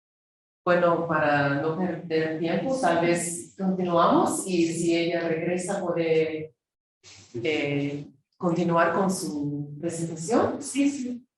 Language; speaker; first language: Spanish; non-native, fluent; English